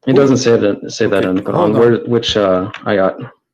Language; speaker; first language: English; native; English